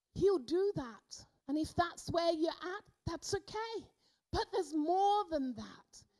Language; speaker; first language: English; native; English